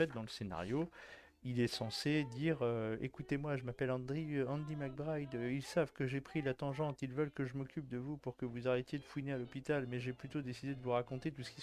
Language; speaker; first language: French; native; French